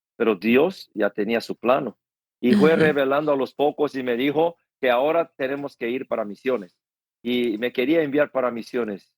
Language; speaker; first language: Spanish; non-native, fluent; Korean